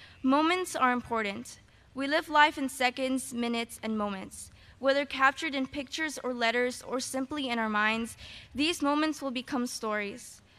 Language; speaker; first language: English; early bilingual, other home language; Spanish